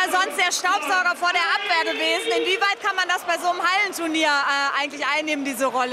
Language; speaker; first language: German; native; German